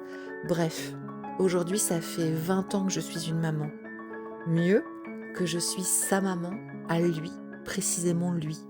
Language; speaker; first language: French; native; French